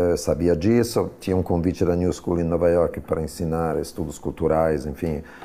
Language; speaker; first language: Portuguese; non-native, fluent; Italian